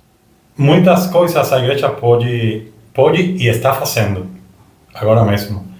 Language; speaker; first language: Portuguese; non-native, learner; Spanish